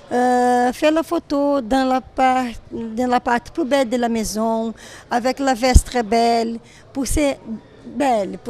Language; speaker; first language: French; non-native, learner; Portuguese